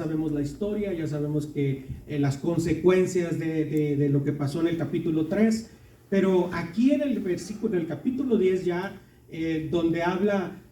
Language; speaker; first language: Spanish; native; Spanish